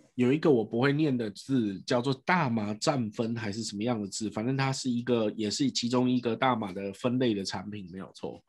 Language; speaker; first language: Chinese; native; Chinese